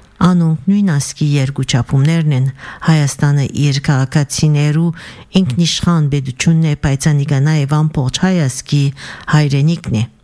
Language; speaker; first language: Armenian; early bilingual, heritage; Armenian